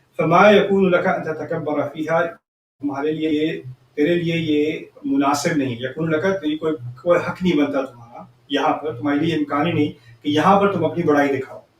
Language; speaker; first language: Urdu; early bilingual, heritage; Urdu